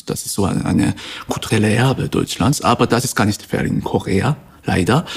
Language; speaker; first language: German; non-native, fluent; Korean